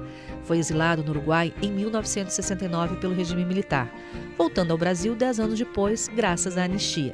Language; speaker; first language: Portuguese; native; Portuguese